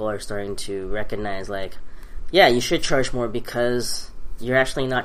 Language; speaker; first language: English; early bilingual, other home language; Cantonese